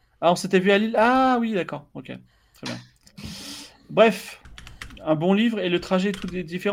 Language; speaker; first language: French; native; French